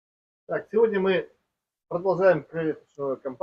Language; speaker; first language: Russian; native; Russian